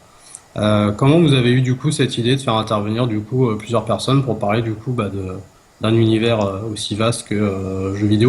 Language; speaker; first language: French; native; French